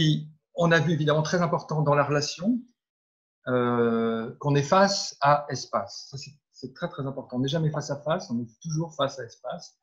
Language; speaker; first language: French; native; French